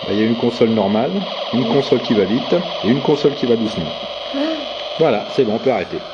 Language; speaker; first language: French; native; French